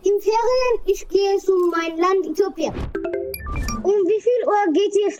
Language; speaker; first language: German; non-native, learner; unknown